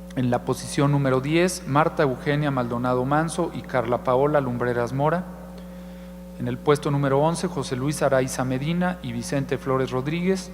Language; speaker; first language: Spanish; native; Spanish